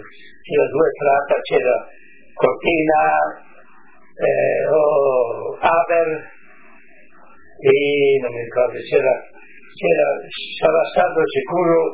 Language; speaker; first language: Italian; non-native, local second language; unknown